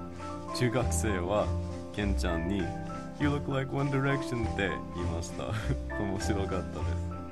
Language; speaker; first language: Japanese; non-native, learner; English